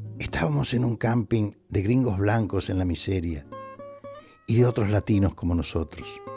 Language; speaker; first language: Spanish; native; Spanish